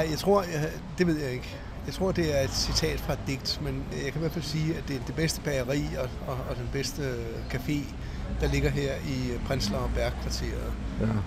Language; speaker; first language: Danish; native; Danish